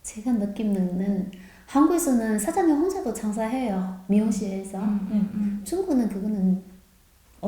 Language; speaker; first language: Korean; non-native, learner; Chinese